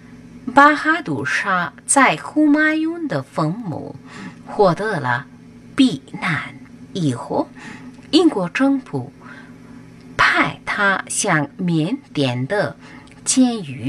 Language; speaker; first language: Chinese; non-native, fluent; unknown